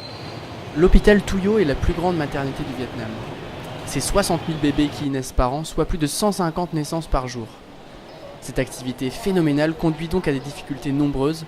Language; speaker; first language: French; native; French